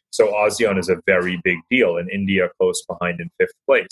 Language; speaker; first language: English; native; English